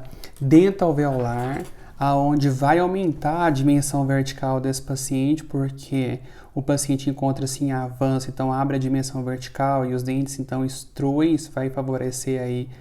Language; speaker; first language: Portuguese; native; Portuguese